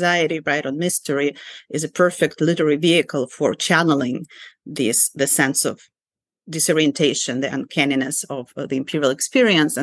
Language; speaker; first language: English; non-native, fluent; Ukrainian